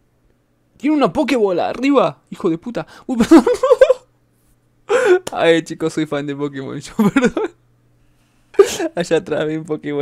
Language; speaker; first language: Spanish; native; Spanish